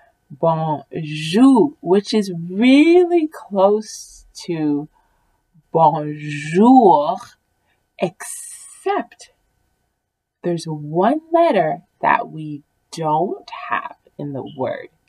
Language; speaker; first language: English; early bilingual, other home language; French